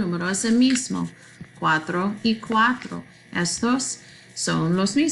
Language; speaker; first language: Spanish; non-native, learner; English